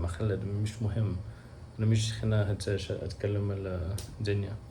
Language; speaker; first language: Arabic; non-native, learner; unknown